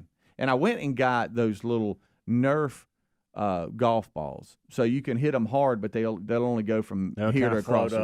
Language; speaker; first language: English; native; English